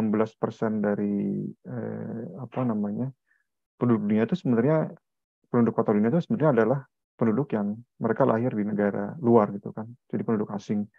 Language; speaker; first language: Indonesian; native; Indonesian